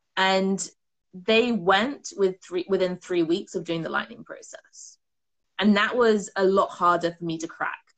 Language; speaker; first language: English; native; English